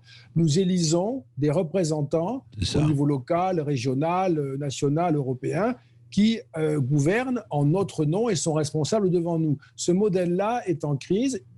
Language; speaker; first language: French; native; French